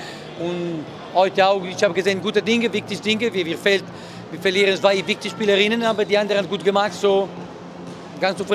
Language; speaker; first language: German; non-native, learner; Italian